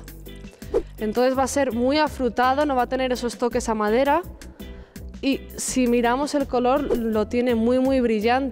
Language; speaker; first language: Spanish; native; Spanish